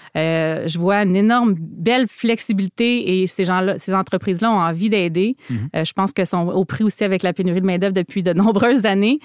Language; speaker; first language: French; native; French